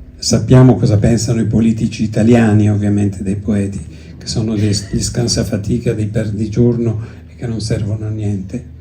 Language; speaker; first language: Italian; early bilingual, other home language; Greek